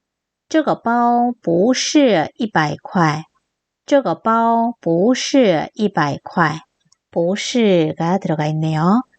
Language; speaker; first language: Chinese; non-native, fluent; Korean